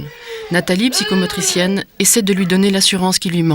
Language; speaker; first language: French; native; French